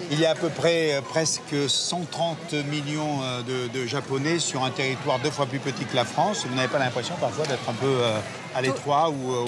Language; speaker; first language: French; native; French